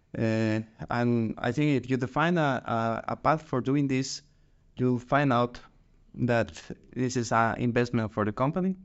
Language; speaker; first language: English; non-native, fluent; Spanish